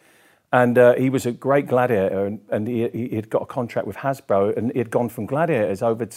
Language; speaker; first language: English; native; English